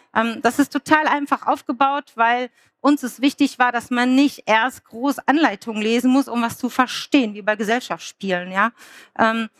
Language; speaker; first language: German; native; German